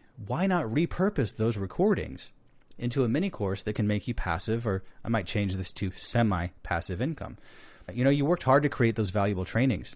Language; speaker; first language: English; native; English